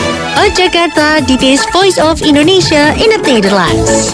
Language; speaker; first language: Dutch; non-native, fluent; Indonesian